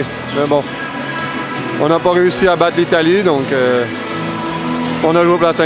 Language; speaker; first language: French; native; French